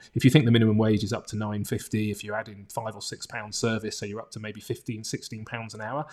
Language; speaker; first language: English; native; English